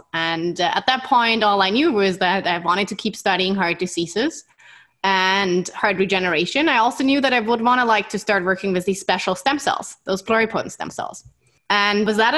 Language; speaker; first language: English; non-native, fluent; German